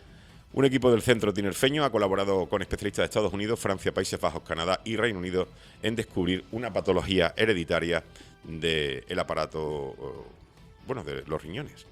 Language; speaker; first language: Spanish; native; Spanish